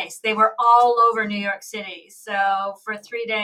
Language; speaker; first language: English; native; English